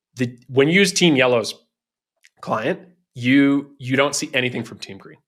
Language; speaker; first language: English; native; English